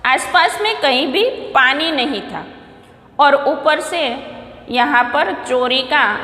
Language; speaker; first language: Hindi; non-native, local second language; Gujarati